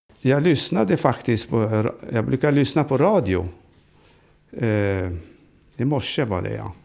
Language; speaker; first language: Swedish; non-native, fluent; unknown